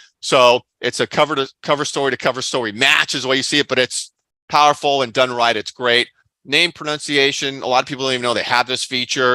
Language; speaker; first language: English; native; English